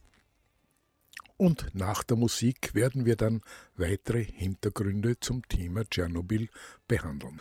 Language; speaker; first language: German; native; German